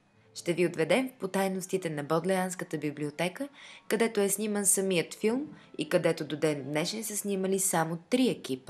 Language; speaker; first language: Bulgarian; native; Bulgarian